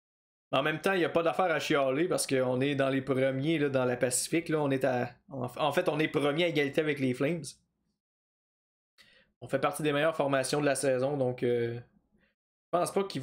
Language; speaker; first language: French; native; French